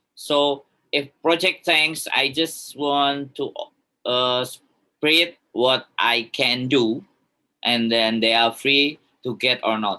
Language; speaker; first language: English; non-native, learner; Indonesian